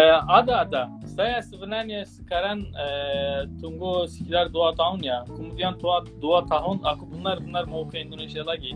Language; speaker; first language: Indonesian; non-native, fluent; Turkish